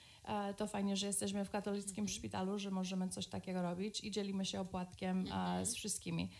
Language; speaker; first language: Polish; early bilingual, other home language; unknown